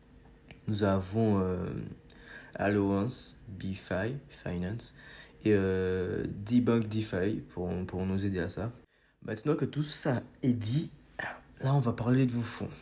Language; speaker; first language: French; native; French